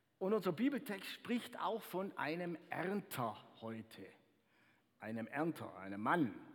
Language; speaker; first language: German; native; German